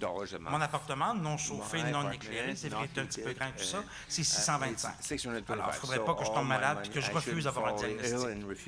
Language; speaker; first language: French; native; French